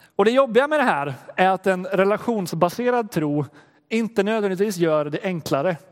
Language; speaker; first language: Swedish; native; Swedish